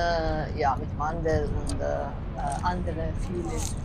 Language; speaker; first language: German; non-native, learner; Italian